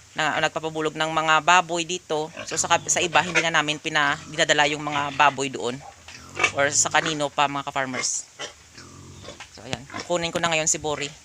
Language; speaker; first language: Filipino; native; Filipino